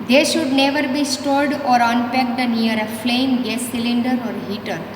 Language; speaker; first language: English; non-native, local second language; Gujarati